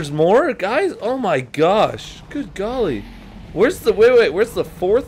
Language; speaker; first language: English; native; English